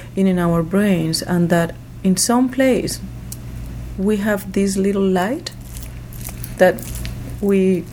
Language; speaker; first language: English; non-native, fluent; Spanish